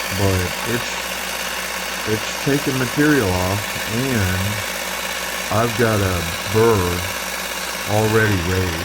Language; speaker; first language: English; native; English